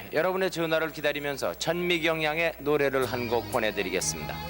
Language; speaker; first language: Korean; native; Korean